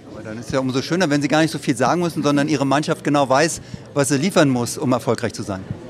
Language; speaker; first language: German; native; German